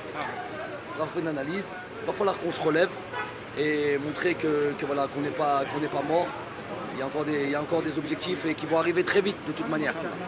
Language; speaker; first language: French; native; French